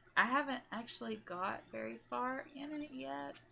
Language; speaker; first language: English; native; English